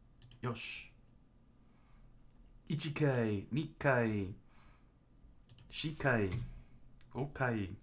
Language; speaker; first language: Japanese; non-native, learner; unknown